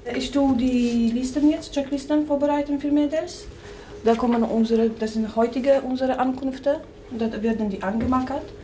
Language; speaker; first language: German; non-native, fluent; Polish